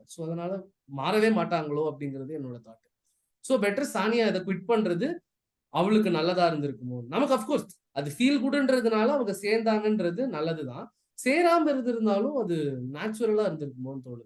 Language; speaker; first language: Tamil; native; Tamil